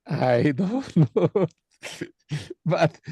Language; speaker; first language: English; non-native, learner; Spanish